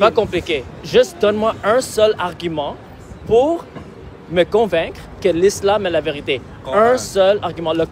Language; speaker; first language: French; native; French